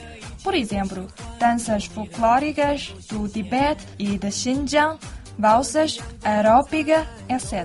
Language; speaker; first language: Portuguese; non-native, learner; Chinese